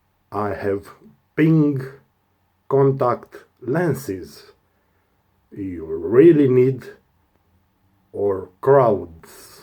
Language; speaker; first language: English; non-native, learner; Romanian